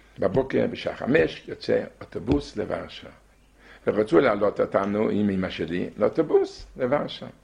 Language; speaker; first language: Hebrew; non-native, fluent; Yiddish